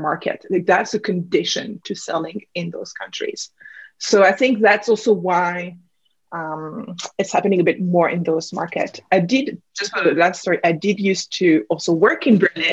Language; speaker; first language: English; non-native, fluent; French